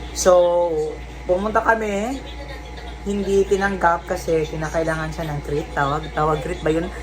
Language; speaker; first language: Filipino; non-native, local second language; Cebuano